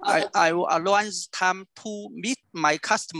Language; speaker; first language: English; non-native, learner; Vietnamese